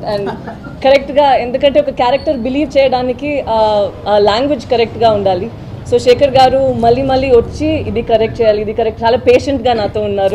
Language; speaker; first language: Telugu; non-native, learner; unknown